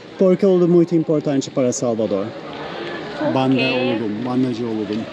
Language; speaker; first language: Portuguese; non-native, learner; Turkish